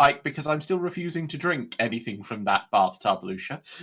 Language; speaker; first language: English; native; English